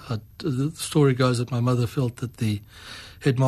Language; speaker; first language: English; native; English